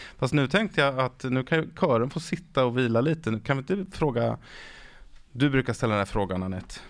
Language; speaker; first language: Swedish; native; Swedish